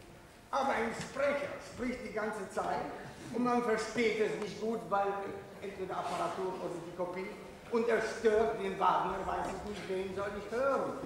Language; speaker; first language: German; non-native, fluent; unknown